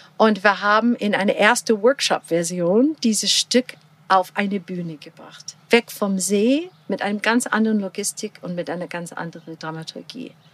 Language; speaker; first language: German; non-native, fluent; English